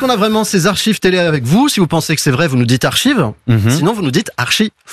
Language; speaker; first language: French; native; French